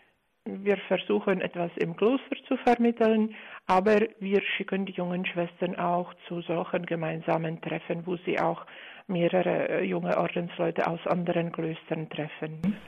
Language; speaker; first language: German; non-native, fluent; Czech